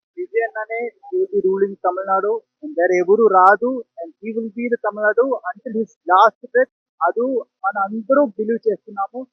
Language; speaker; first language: Telugu; native; Telugu